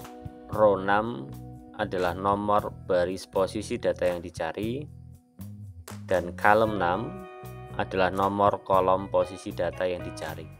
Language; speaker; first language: Indonesian; native; Indonesian